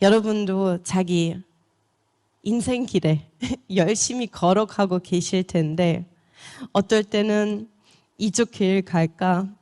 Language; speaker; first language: Korean; non-native, fluent; German